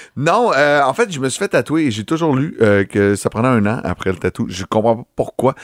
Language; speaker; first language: French; native; French